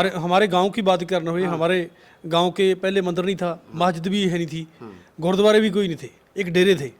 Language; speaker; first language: Hindi; non-native, local second language; Punjabi